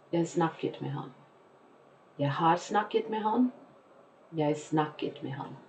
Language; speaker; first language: Norwegian; non-native, fluent; Portuguese